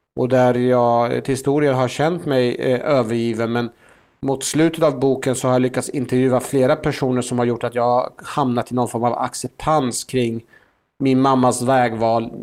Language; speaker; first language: Swedish; early bilingual, other home language; Persian